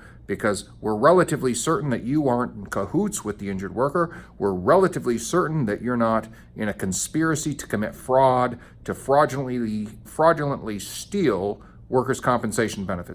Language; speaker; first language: English; native; English